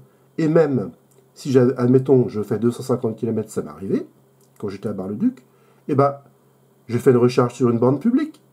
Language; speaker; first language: French; native; French